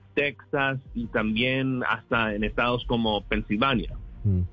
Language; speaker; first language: Spanish; early bilingual, heritage; Spanish